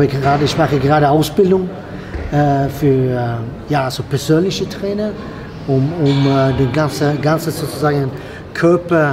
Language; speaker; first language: German; non-native, fluent; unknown